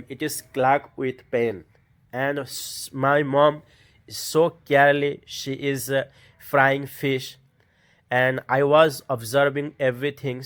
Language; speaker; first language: English; non-native, learner; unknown